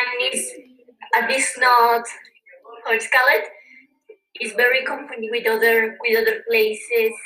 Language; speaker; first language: English; non-native, learner; Spanish